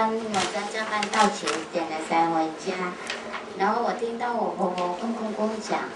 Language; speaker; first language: Chinese; non-native, fluent; Vietnamese